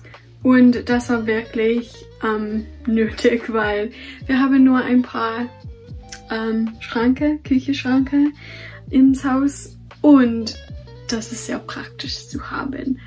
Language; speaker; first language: German; non-native, fluent; English